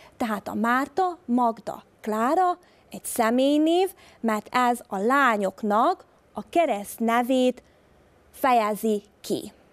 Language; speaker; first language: Hungarian; native; Hungarian